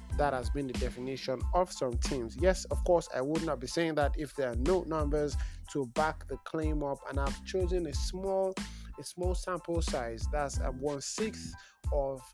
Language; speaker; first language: English; non-native, local second language; Yoruba